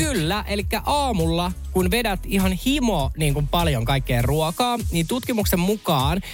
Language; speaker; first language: Finnish; native; Finnish